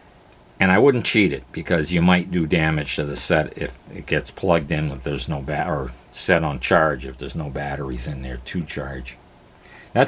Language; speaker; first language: English; native; English